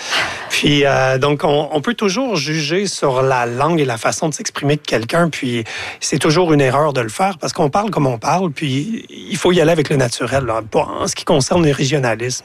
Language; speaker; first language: French; native; French